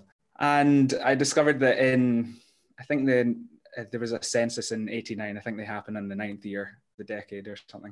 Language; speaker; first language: English; native; English